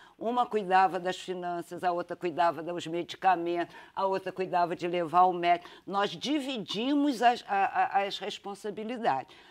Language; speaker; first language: Portuguese; native; Portuguese